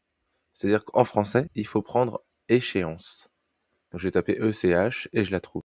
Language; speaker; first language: French; native; French